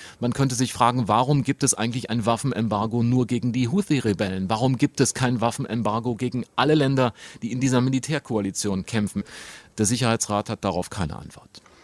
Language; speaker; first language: German; native; German